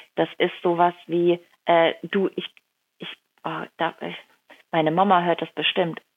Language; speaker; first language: German; native; German